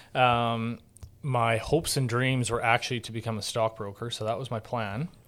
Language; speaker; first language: English; native; English